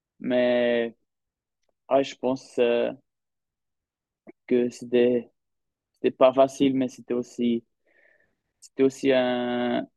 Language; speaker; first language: French; non-native, local second language; German